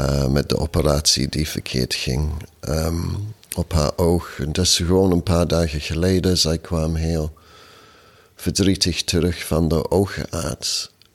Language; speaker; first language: Dutch; non-native, fluent; English